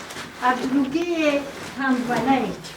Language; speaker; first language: Russian; non-native, local second language; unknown